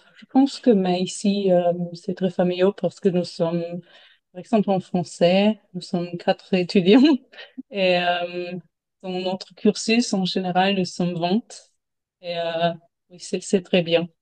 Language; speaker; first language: French; non-native, fluent; German